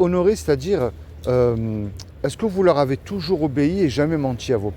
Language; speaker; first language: French; native; French